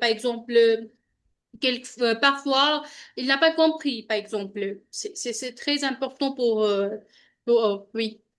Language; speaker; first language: French; non-native, learner; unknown